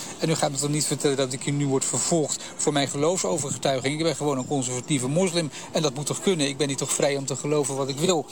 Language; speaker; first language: Dutch; native; Dutch